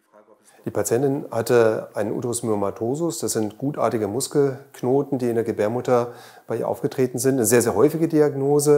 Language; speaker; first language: German; native; German